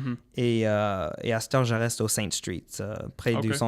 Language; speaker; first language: French; non-native, local second language; English